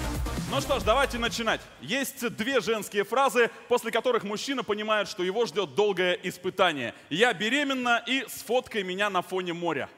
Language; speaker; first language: Russian; native; Russian